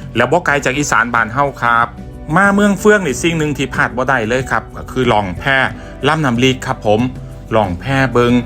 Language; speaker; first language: Thai; native; Thai